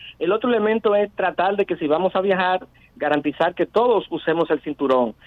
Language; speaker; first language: Spanish; native; Spanish